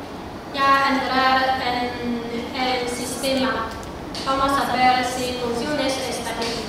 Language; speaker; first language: Spanish; non-native, learner; Chinese